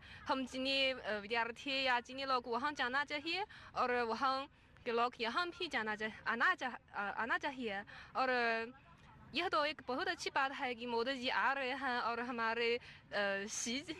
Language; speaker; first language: Hindi; non-native, fluent; Chinese